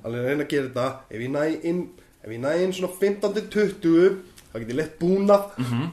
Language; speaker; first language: Icelandic; native; Icelandic